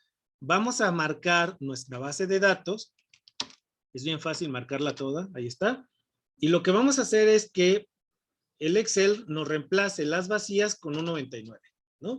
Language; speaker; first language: Spanish; native; Spanish